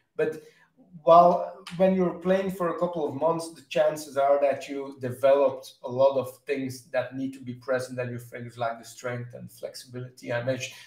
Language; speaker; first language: English; non-native, fluent; Dutch